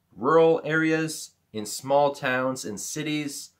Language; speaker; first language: English; native; English